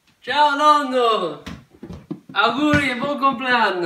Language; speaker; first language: Italian; early bilingual, heritage; Italian